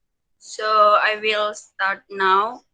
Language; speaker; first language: English; non-native, learner; Indonesian